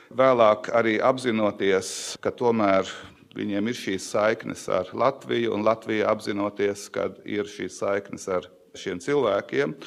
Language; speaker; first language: Latvian; native; Latvian